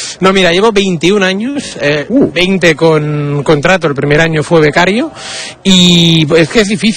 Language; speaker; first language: Spanish; native; Spanish